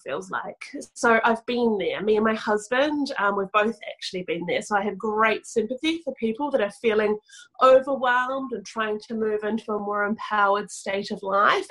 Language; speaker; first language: English; native; English